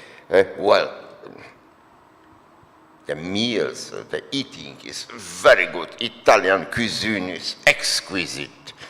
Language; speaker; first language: English; non-native, fluent; Polish